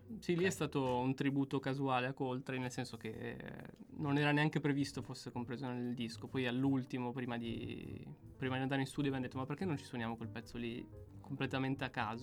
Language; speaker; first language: Italian; native; Italian